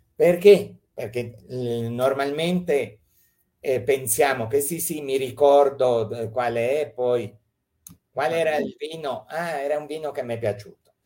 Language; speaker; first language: Italian; early bilingual, heritage; Italian